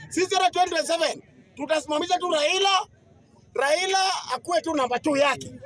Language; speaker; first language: Swahili; non-native, local second language; Luo (Kenya and Tanzania)